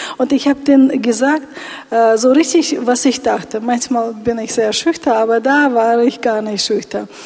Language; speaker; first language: German; non-native, fluent; Russian